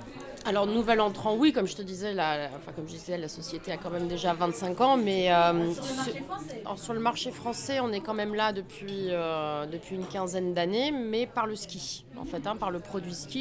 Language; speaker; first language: French; native; French